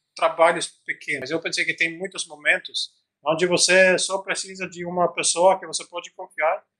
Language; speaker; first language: Portuguese; non-native, fluent; Albanian